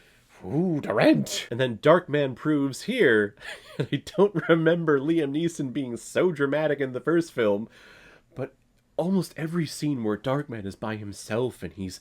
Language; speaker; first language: English; native; English